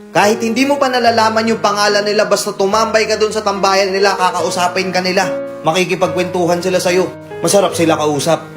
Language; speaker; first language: Filipino; native; Filipino